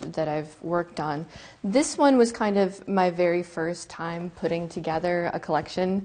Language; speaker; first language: English; native; English